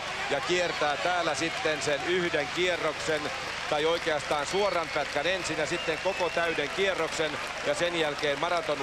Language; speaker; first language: Finnish; native; Finnish